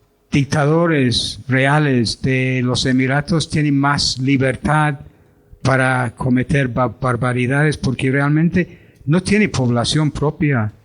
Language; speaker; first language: Spanish; non-native, fluent; English